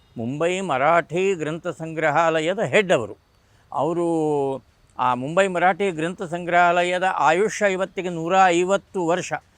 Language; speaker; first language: Kannada; non-native, local second language; Marathi